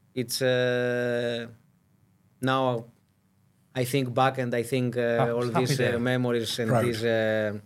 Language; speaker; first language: English; non-native, fluent; Greek